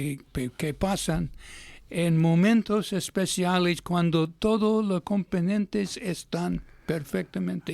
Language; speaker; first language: Spanish; non-native, fluent; English